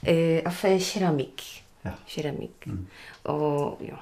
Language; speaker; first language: Norwegian; non-native, learner; Polish